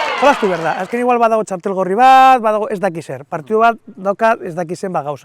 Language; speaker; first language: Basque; non-native, learner; Spanish